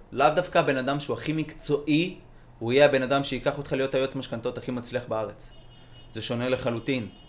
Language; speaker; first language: Hebrew; native; Hebrew